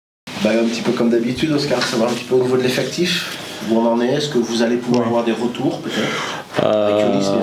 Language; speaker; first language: French; native; French